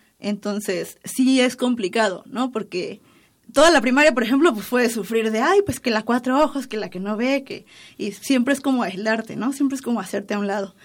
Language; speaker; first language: Spanish; native; Spanish